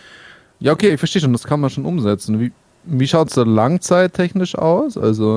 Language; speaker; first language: German; native; German